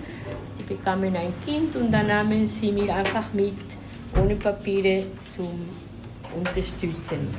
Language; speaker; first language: German; non-native, fluent; Spanish